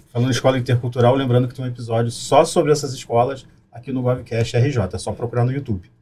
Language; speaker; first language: Portuguese; native; Portuguese